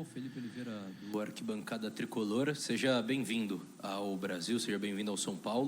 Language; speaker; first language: Portuguese; native; Portuguese